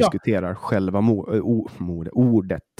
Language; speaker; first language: Swedish; native; Swedish